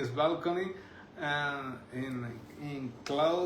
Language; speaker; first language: English; non-native, learner; Spanish